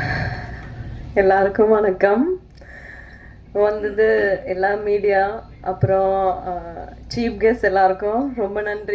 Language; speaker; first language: Tamil; non-native, fluent; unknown